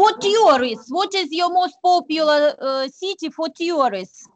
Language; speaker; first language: English; non-native, learner; Russian